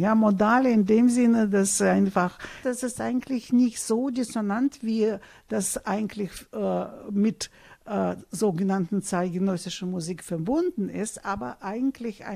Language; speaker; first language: German; non-native, fluent; Russian